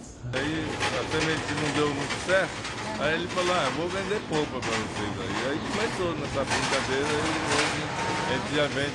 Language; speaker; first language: Portuguese; early bilingual, other home language; Japanese